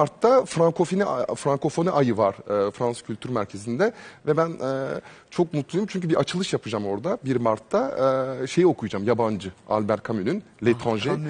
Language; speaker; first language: Turkish; early bilingual, heritage; Turkish